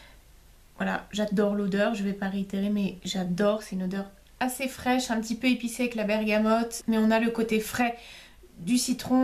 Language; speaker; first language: French; native; French